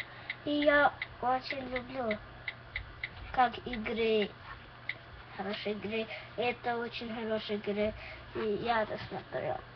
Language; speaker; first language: Russian; early bilingual, heritage; English